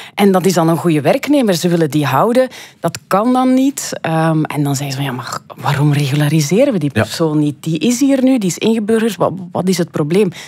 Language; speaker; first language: Dutch; native; Dutch